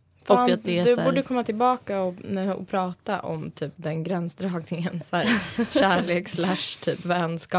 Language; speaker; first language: Swedish; native; Swedish